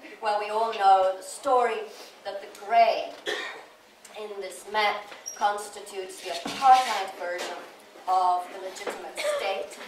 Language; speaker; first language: English; native; English